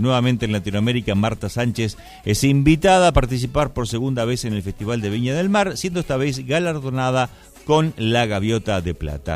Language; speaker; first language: Spanish; native; Spanish